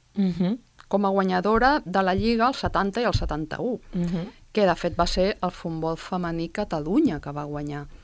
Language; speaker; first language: Catalan; native; Catalan